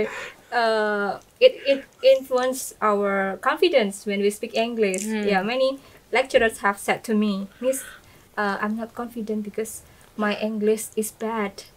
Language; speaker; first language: English; non-native, fluent; Indonesian